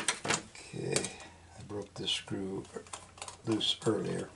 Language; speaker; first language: English; native; English